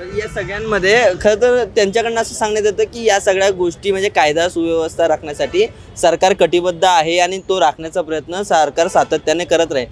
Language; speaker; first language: Marathi; native; Marathi